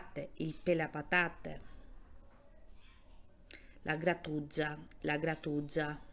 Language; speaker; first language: Italian; non-native, fluent; Albanian